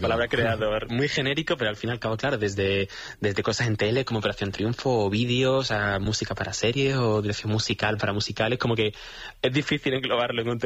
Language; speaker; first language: Spanish; native; Spanish